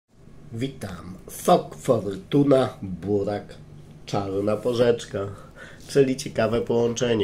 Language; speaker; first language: Polish; native; Polish